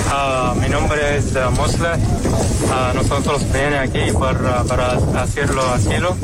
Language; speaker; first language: Spanish; non-native, learner; Arabic